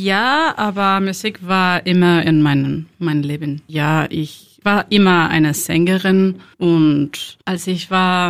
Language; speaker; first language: German; non-native, learner; Spanish